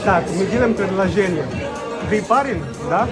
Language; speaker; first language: Russian; non-native, learner; Portuguese